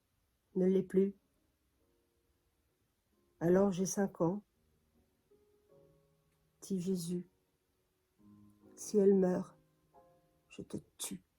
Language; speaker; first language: French; native; French